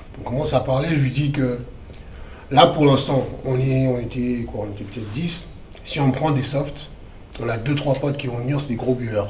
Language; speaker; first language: French; early bilingual, other home language; Lingala